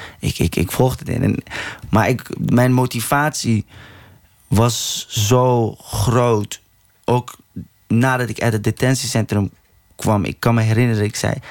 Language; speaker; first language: Dutch; early bilingual, other home language; Persian